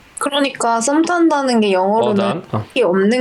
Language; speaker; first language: Korean; native; Korean